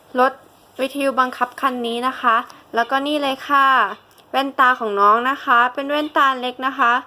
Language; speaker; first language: Thai; native; Thai